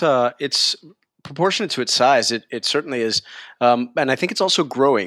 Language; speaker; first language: English; early bilingual, other home language; Spanish